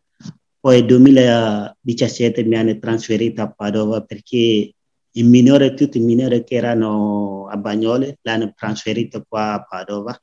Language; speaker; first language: Italian; non-native, learner; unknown